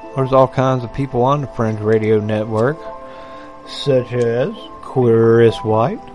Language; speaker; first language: English; native; English